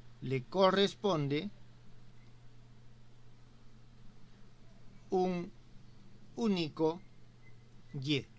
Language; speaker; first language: Spanish; native; Spanish